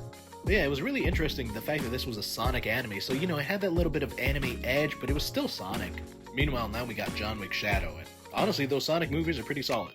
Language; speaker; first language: English; native; English